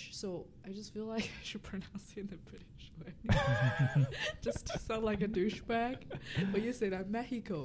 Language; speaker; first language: English; non-native, fluent; Chinese